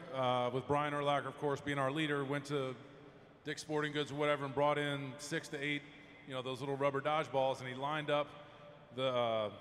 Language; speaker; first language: English; native; English